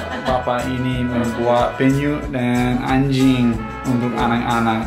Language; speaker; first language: Indonesian; non-native, fluent; English